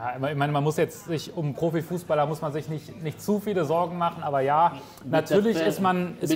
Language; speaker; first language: German; native; German